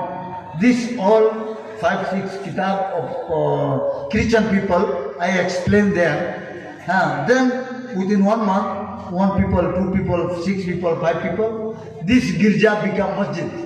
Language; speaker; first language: English; non-native, local second language; Bangla